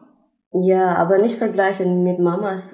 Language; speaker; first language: German; non-native, fluent; Indonesian